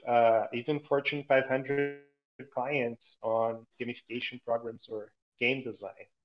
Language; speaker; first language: English; non-native, fluent; Portuguese